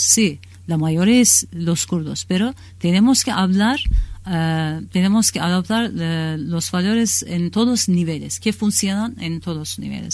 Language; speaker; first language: Spanish; non-native, learner; Kurdish